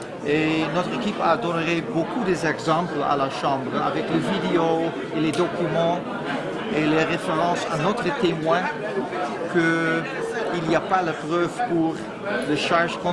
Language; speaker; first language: French; non-native, fluent; Dutch